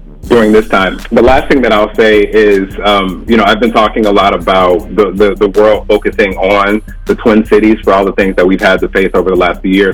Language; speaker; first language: English; native; English